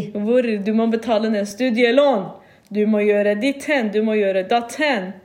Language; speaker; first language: Norwegian; early bilingual, other home language; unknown